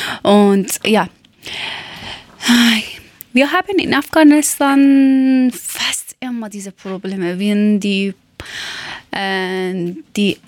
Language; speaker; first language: German; non-native, learner; Persian